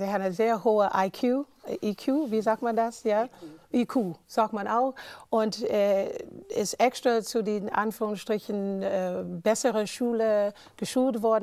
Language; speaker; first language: German; non-native, fluent; English